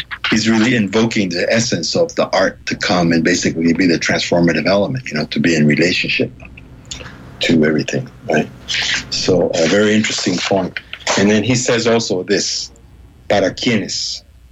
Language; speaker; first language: English; non-native, fluent; Spanish